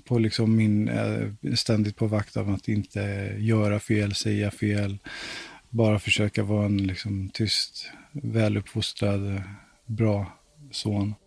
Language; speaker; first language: Swedish; native; Swedish